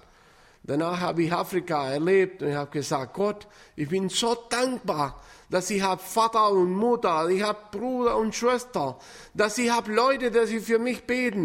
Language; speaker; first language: German; non-native, fluent; Spanish